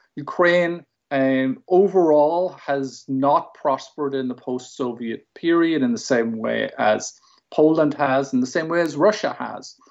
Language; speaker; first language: English; native; English